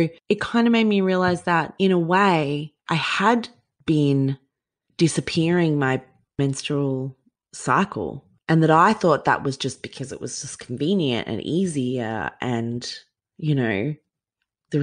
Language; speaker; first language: English; native; English